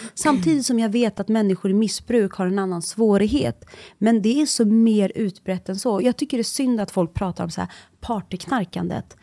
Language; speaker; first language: Swedish; early bilingual, other home language; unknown